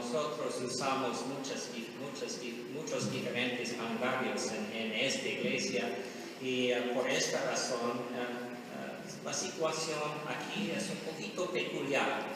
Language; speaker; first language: Spanish; non-native, learner; English